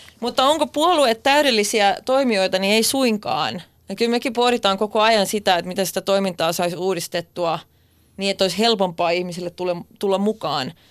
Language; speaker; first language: Finnish; non-native, local second language; Swedish